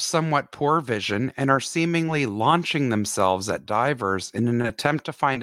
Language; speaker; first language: English; native; English